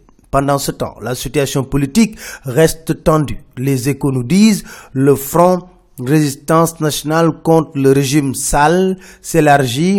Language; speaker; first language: French; non-native, local second language; Wolof